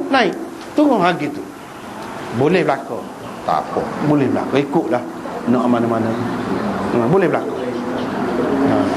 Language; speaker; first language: Malay; native; Malay